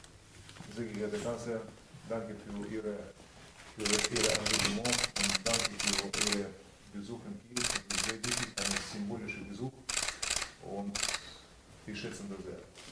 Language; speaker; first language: German; non-native, fluent; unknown